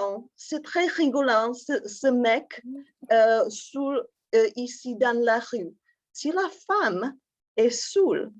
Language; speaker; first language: French; non-native, fluent; Czech